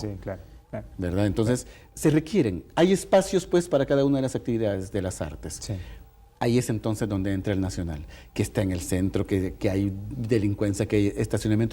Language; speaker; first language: Spanish; native; Spanish